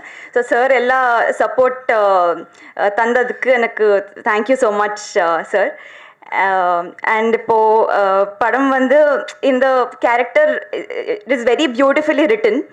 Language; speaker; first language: Tamil; non-native, learner; Telugu